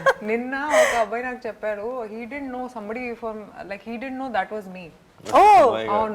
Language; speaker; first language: Telugu; non-native, fluent; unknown